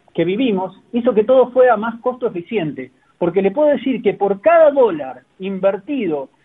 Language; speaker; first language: Spanish; native; Spanish